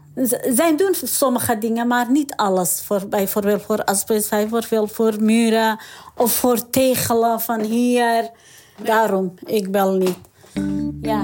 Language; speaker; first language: Dutch; non-native, learner; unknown